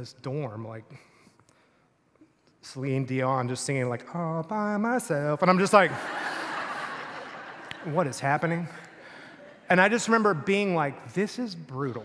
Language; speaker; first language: English; native; English